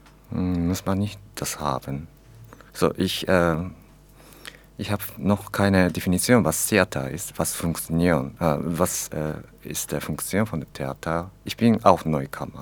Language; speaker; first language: German; non-native, learner; Japanese